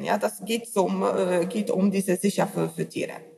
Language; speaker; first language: German; non-native, learner; Polish